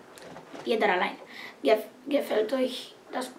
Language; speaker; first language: German; non-native, learner; Romanian